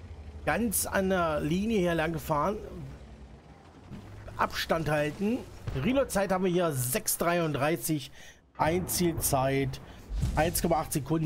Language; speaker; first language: German; native; German